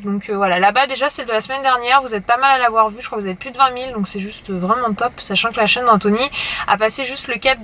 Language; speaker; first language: French; native; French